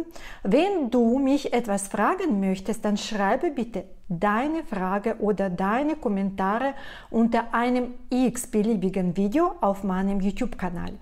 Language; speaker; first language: German; non-native, fluent; Russian